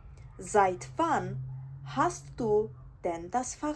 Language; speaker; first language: German; non-native, fluent; Georgian